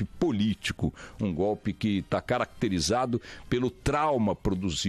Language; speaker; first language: Portuguese; native; Portuguese